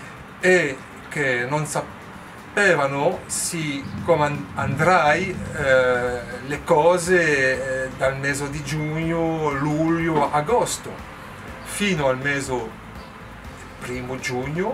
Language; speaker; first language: Italian; non-native, learner; French